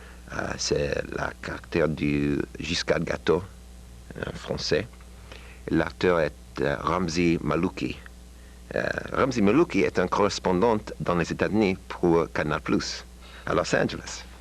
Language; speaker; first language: French; non-native, learner; English